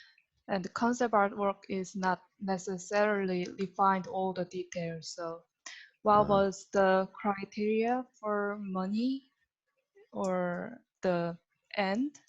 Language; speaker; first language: English; non-native, learner; Korean